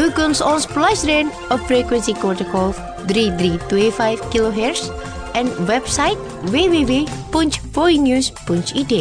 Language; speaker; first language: Dutch; non-native, fluent; Indonesian